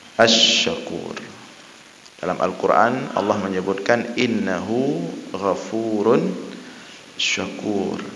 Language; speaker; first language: Malay; non-native, local second language; Achinese